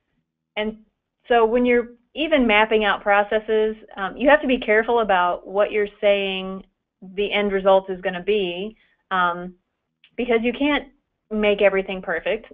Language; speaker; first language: English; native; English